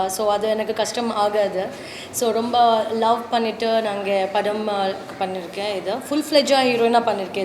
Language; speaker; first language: Tamil; non-native, learner; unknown